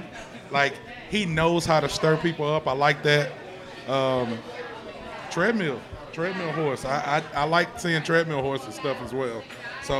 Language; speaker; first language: English; native; English